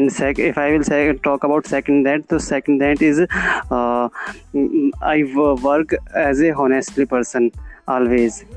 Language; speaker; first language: English; non-native, learner; Hindi